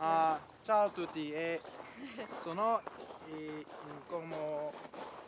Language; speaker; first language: Italian; non-native, learner; Korean